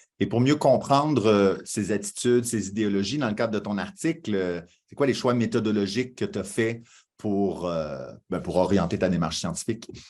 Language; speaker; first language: French; native; French